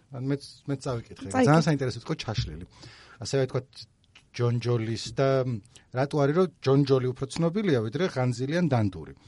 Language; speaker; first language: Georgian; native; Georgian